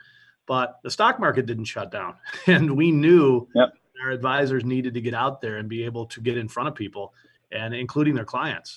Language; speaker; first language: English; native; English